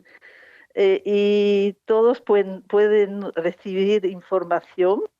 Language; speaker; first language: Spanish; non-native, fluent; English